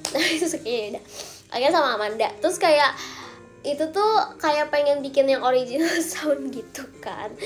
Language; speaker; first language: Indonesian; native; Indonesian